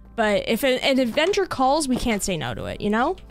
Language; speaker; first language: English; native; English